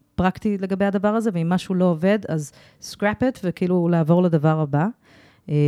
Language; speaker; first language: Hebrew; non-native, fluent; English